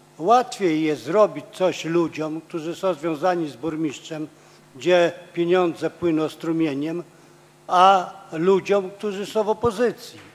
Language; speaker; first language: Polish; native; Polish